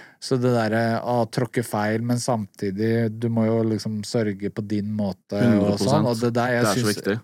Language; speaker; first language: Norwegian; native; Norwegian